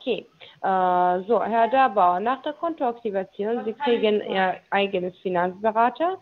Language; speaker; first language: German; non-native, learner; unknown